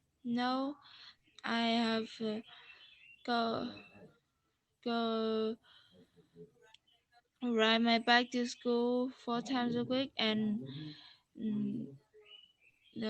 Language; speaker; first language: English; non-native, learner; Vietnamese